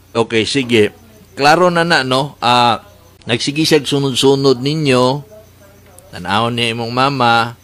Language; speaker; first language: Cebuano; native; Cebuano